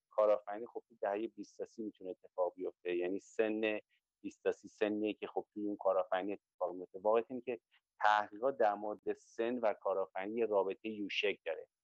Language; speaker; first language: Persian; native; Persian